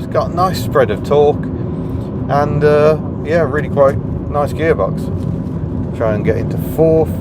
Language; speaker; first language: English; native; English